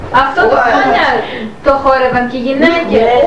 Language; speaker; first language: Greek; native; Greek